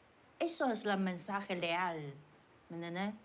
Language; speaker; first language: Spanish; non-native, fluent; Chinese